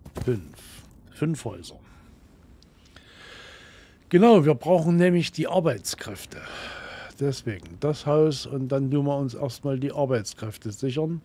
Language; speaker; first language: German; native; German